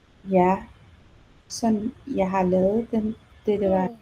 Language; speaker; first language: Danish; non-native, learner; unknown